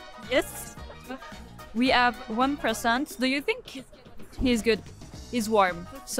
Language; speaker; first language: English; non-native, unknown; French